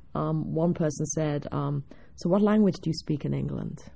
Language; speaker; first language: English; native; English